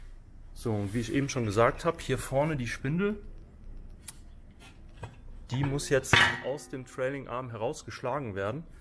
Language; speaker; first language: German; native; German